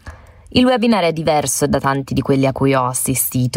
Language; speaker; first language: Italian; native; Italian